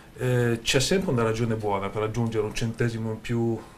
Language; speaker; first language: Italian; native; Italian